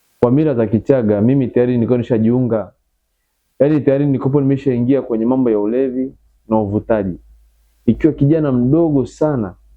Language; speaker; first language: Swahili; native; Swahili